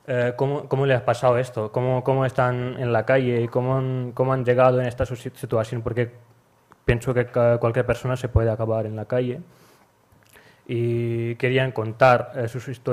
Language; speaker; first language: Spanish; non-native, learner; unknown